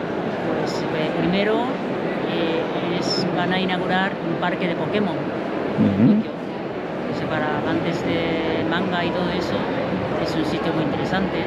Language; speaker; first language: Spanish; non-native, fluent; Japanese